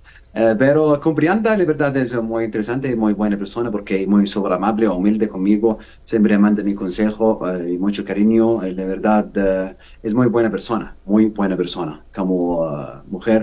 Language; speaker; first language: Spanish; non-native, learner; Arabic